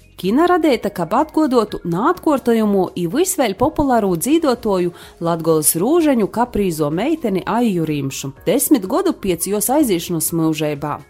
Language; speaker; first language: Latvian; native; Latvian